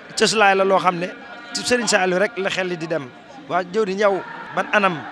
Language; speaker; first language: Wolof; native; Wolof